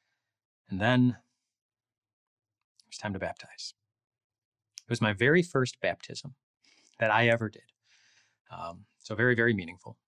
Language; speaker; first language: English; native; English